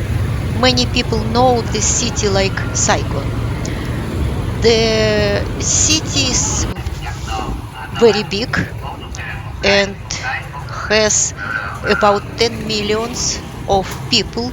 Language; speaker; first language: English; non-native, fluent; Russian